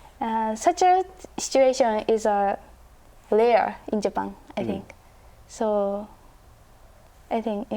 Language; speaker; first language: English; non-native, learner; Japanese